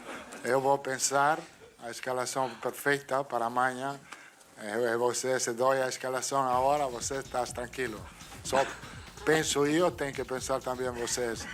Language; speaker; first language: Portuguese; non-native, fluent; Italian